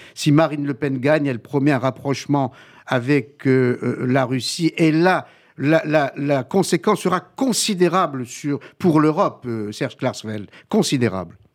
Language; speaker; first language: French; native; French